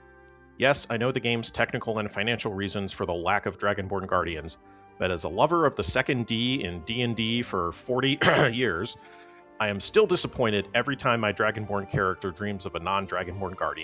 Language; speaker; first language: English; native; English